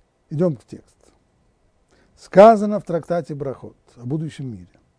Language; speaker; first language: Russian; native; Russian